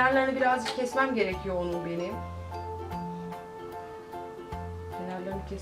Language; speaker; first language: Turkish; native; Turkish